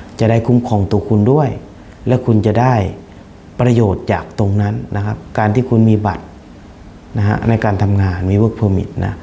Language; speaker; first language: Thai; non-native, fluent; Khmer